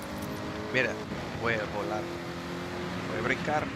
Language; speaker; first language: Spanish; non-native, learner; English